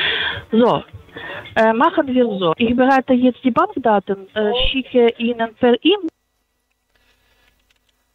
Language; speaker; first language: German; non-native, fluent; Polish